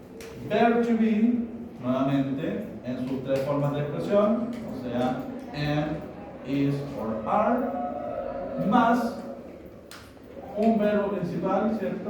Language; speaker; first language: Spanish; native; Spanish